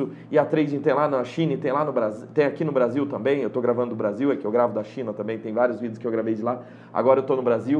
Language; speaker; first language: Portuguese; native; Portuguese